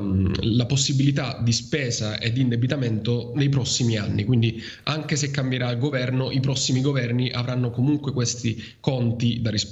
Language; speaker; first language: Italian; native; Italian